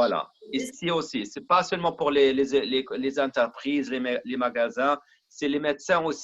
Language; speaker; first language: French; non-native, learner; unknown